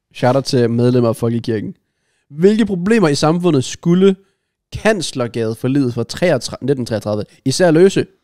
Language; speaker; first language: Danish; early bilingual, other home language; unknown